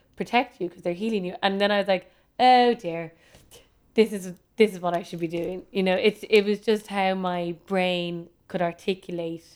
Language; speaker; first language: English; native; English